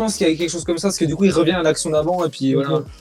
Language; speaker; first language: French; native; French